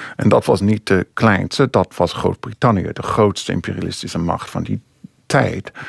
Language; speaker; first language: Dutch; non-native, fluent; English